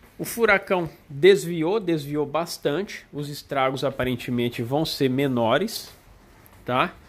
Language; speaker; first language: Portuguese; native; Portuguese